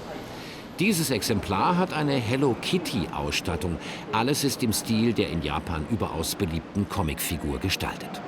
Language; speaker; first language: German; native; German